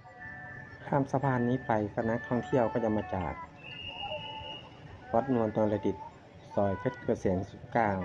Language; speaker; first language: Thai; native; Thai